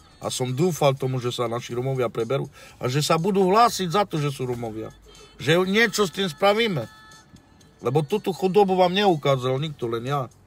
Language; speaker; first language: Slovak; non-native, local second language; Romany